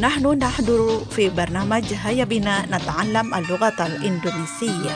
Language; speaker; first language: Arabic; non-native, fluent; Indonesian